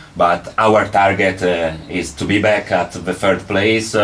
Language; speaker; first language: English; non-native, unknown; Italian